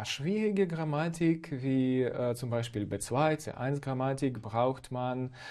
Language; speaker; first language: German; non-native, fluent; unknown